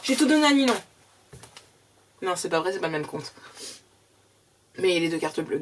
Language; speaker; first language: French; native; French